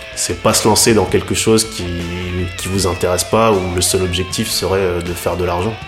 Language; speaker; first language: French; native; French